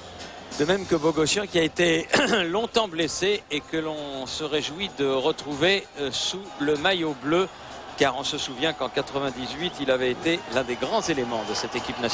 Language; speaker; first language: French; native; French